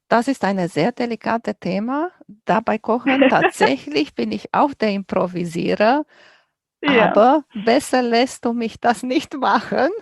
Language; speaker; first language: German; non-native, fluent; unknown